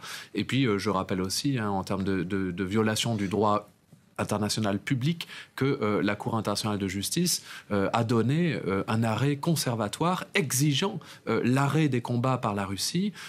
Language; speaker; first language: French; native; French